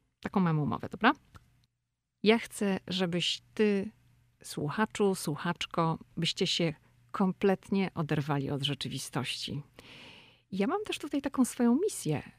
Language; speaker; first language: Polish; native; Polish